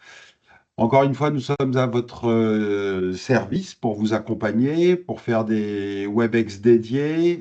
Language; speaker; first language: French; native; French